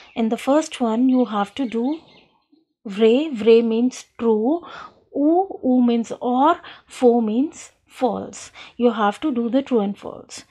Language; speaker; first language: English; non-native, local second language; Hindi